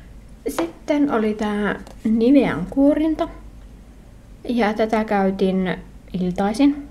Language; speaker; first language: Finnish; native; Finnish